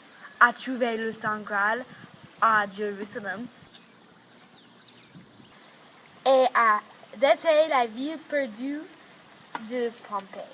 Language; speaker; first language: French; non-native, learner; English